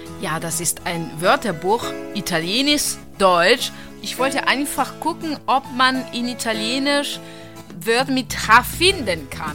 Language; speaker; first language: German; non-native, fluent; Italian